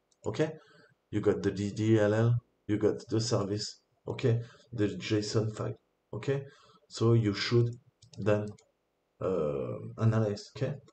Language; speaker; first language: English; non-native, fluent; French